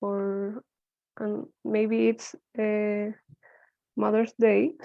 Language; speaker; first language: English; non-native, learner; Spanish